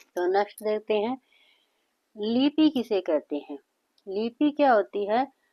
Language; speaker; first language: Hindi; native; Hindi